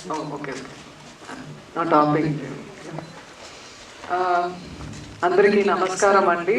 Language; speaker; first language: Telugu; non-native, learner; Tamil